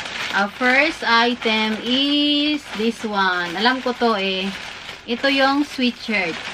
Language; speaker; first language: English; non-native, local second language; Filipino